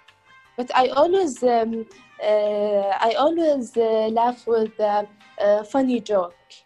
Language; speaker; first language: English; non-native, learner; Arabic